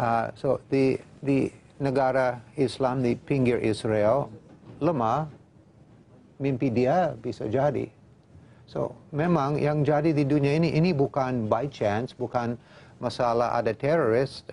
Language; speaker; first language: Indonesian; non-native, fluent; English